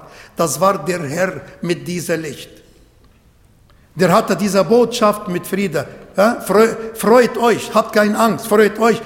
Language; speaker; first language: German; non-native, fluent; Arabic